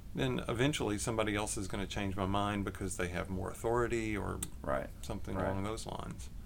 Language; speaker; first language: English; native; English